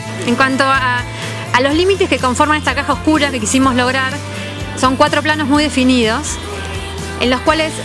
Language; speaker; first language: Spanish; native; Spanish